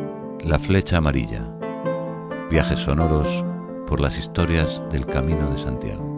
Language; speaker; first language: Spanish; native; Spanish